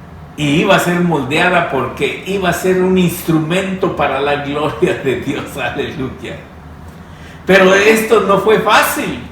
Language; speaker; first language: Spanish; native; Spanish